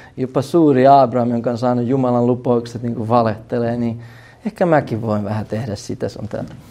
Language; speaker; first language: Finnish; early bilingual, heritage; Finnish